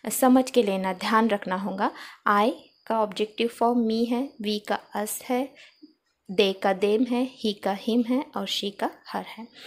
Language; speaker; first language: Hindi; non-native, local second language; Marathi